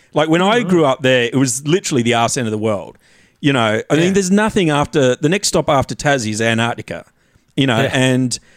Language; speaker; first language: English; native; English